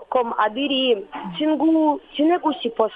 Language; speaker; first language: Korean; non-native, learner; Russian